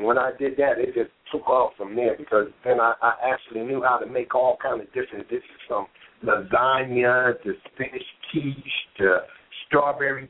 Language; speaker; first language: English; native; English